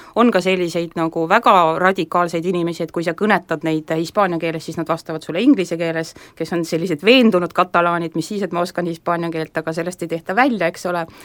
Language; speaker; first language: Estonian; native; Estonian